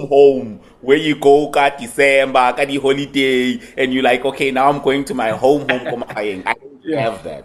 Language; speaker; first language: English; native; English